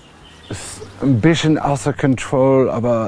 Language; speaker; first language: German; non-native, fluent; English